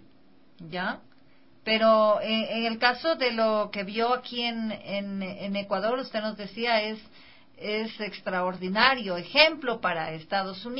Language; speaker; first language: Spanish; native; Spanish